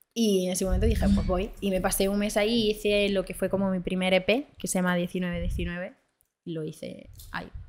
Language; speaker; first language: Spanish; early bilingual, other home language; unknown